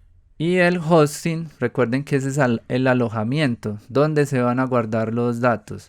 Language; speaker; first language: Spanish; native; Spanish